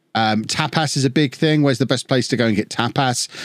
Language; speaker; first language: English; native; English